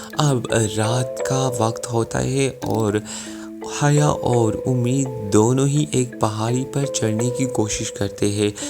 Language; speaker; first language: Urdu; native; Urdu